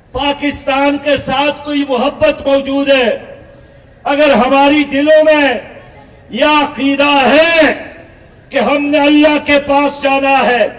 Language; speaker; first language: Urdu; non-native, local second language; Pashto